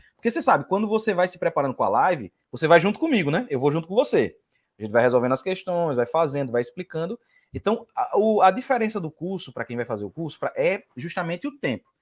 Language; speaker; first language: Portuguese; native; Portuguese